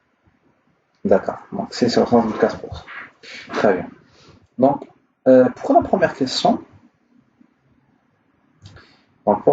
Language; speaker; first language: French; non-native, local second language; Arabic